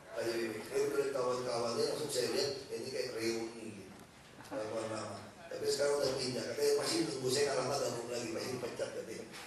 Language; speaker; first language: Indonesian; native; Indonesian